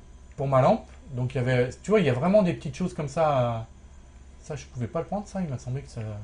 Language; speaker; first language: French; native; French